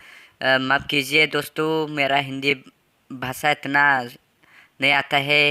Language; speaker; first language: Hindi; non-native, local second language; Bodo